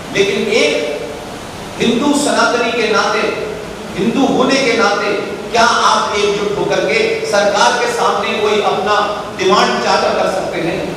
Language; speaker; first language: Hindi; native; Hindi